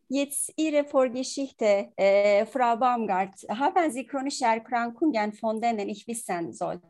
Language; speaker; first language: German; non-native, learner; Turkish